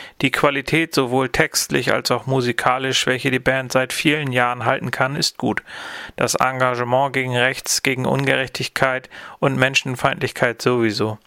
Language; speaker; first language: German; native; German